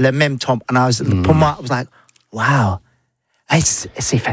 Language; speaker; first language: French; non-native, learner; English